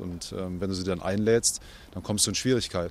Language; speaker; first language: German; native; German